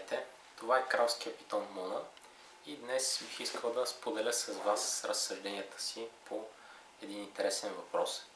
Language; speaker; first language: Bulgarian; native; Bulgarian